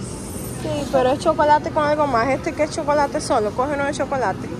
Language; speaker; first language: Spanish; native; Spanish